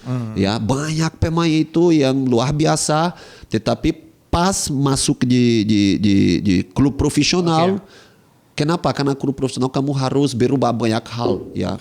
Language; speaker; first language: Indonesian; non-native, fluent; Portuguese